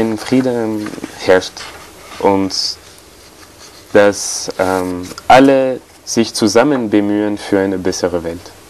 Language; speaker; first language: German; non-native, fluent; French